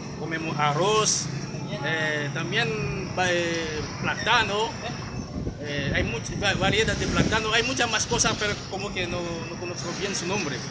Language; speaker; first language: Spanish; non-native, learner; Haitian Creole